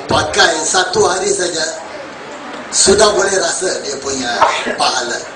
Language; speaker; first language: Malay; non-native, local second language; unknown